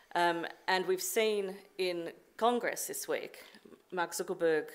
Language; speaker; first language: English; native; English